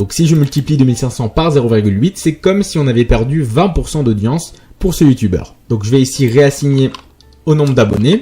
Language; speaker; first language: French; native; French